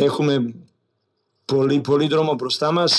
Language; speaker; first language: Greek; non-native, learner; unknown